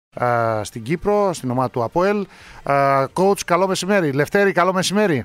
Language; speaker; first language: Greek; native; Greek